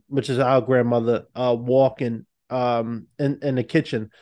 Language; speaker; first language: English; native; English